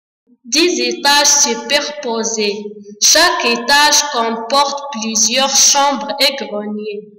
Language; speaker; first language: French; non-native, learner; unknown